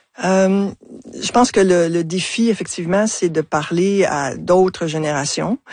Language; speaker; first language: French; native; French